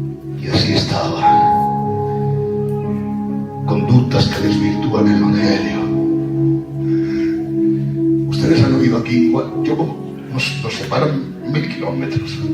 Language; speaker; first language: Spanish; native; Spanish